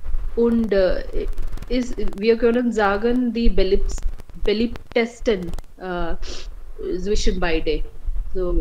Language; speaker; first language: German; non-native, learner; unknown